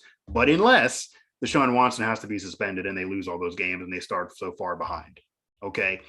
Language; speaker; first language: English; native; English